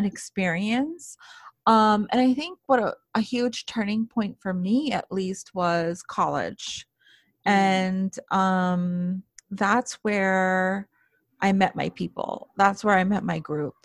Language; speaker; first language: English; native; English